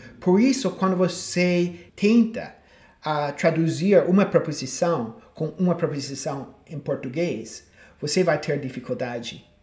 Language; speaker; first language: Portuguese; non-native, fluent; English